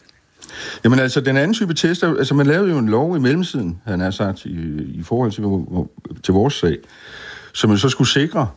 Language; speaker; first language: Danish; native; Danish